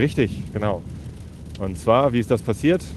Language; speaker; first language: German; native; German